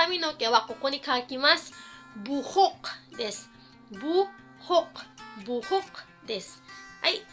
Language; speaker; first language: Japanese; non-native, fluent; Filipino